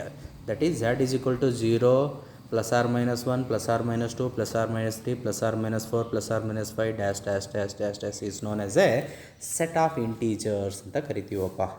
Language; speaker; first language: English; non-native, local second language; Kannada